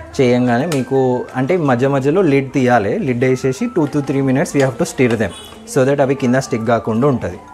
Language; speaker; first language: Telugu; non-native, local second language; Urdu